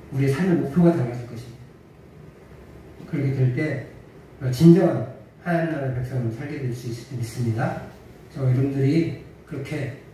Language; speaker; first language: Korean; native; Korean